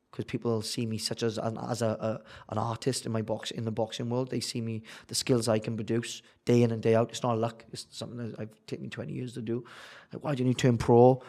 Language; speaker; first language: English; native; English